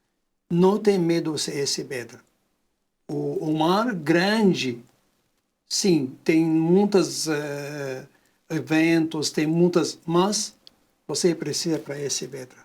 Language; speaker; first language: Portuguese; non-native, learner; Arabic